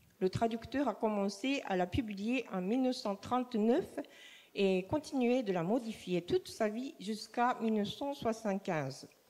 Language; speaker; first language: French; non-native, fluent; Japanese